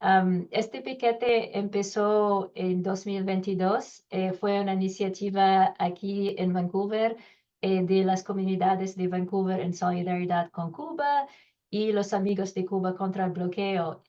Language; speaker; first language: Spanish; non-native, learner; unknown